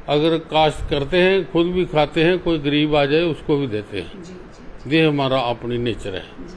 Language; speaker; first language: Hindi; native; Hindi